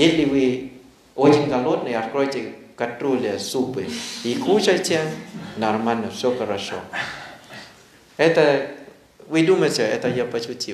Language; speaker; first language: Russian; non-native, learner; Thai